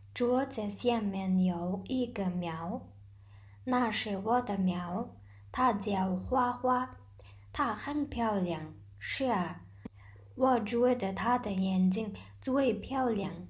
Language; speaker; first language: Chinese; non-native, fluent; Mongolian